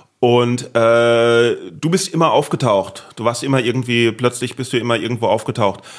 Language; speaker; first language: German; native; German